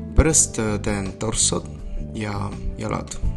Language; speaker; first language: Estonian; non-native, learner; Belarusian